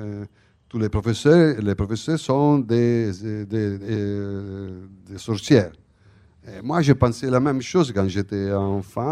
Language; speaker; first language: French; non-native, fluent; Italian